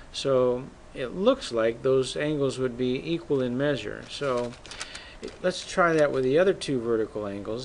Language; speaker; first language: English; native; English